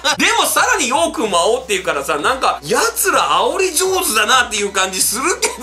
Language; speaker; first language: Japanese; non-native, fluent; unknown